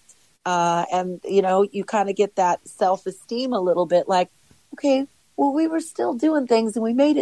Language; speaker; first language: English; native; English